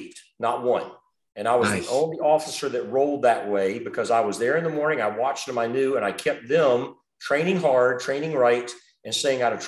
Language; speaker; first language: English; native; English